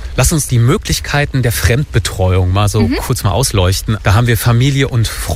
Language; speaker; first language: German; native; German